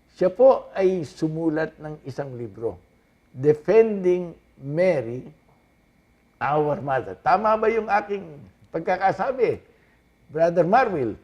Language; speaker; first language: Filipino; native; Filipino